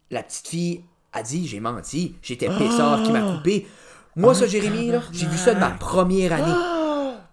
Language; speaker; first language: French; native; French